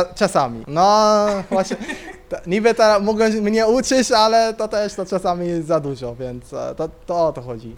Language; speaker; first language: Polish; non-native, fluent; Arabic